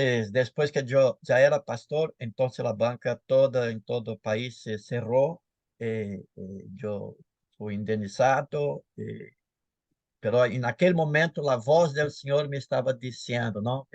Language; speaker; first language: Spanish; non-native, fluent; Portuguese